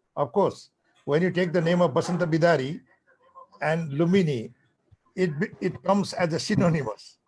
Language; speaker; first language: English; non-native, local second language; Nepali